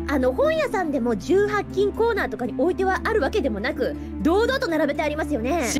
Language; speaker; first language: Japanese; native; Japanese